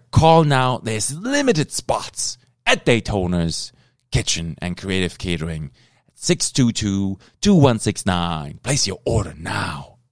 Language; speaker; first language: English; non-native, fluent; German